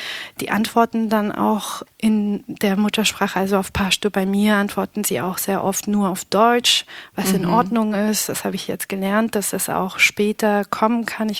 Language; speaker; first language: German; early bilingual, other home language; Pashto